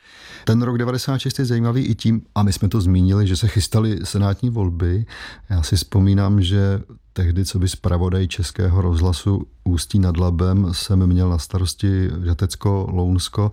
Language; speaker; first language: Czech; native; Czech